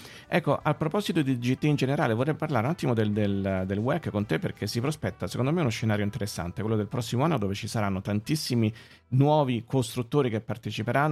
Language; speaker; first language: Italian; native; Italian